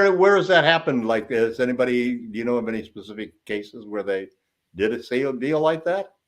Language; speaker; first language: English; native; English